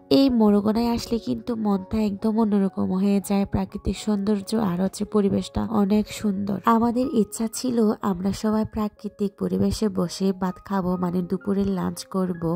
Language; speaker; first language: Bangla; non-native, local second language; Chakma